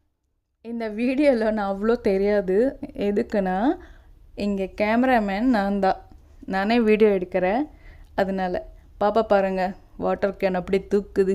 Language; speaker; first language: Tamil; non-native, local second language; Telugu